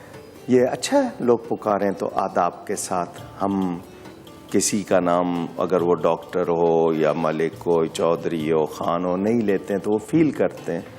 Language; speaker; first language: Urdu; native; Urdu